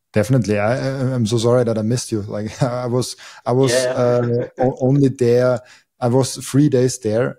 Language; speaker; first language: English; non-native, fluent; German